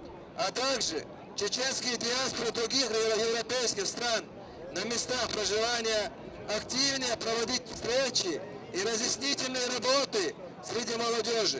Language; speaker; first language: Russian; non-native, local second language; Chechen